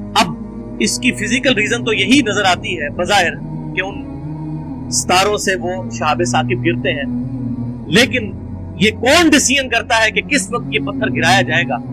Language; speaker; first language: Urdu; non-native, local second language; Punjabi